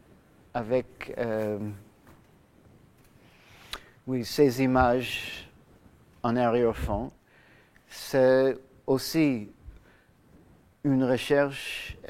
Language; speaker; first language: French; non-native, fluent; English